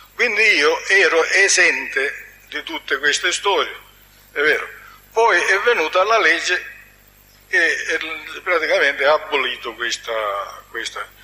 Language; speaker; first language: Italian; native; Italian